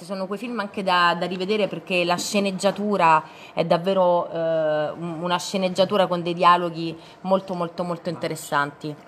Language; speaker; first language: Italian; native; Italian